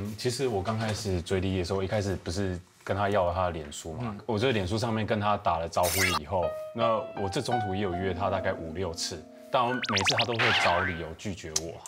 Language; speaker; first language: Chinese; native; Chinese